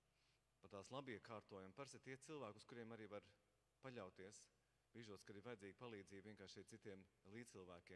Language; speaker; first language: Latvian; native; Latvian